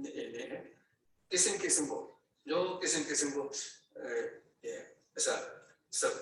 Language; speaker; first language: Hindi; non-native, learner; Tibetan